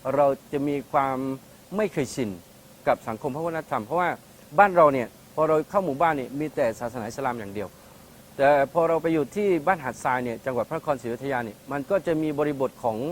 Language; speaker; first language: Thai; native; Thai